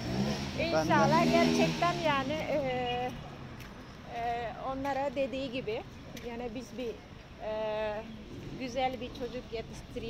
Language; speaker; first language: Turkish; non-native, learner; Indonesian